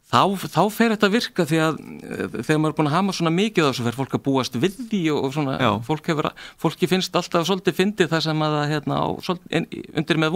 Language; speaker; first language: Icelandic; native; Icelandic